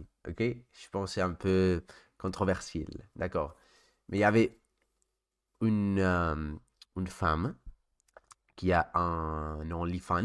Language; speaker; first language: French; non-native, learner; Spanish